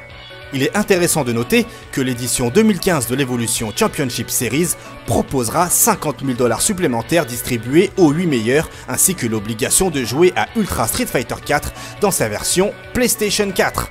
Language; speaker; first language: French; native; French